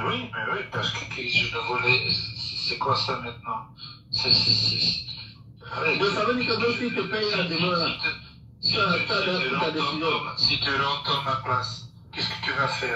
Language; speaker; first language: French; non-native, local second language; Dutch